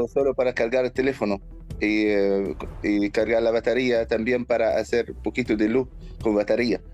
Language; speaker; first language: Spanish; non-native, learner; Arabic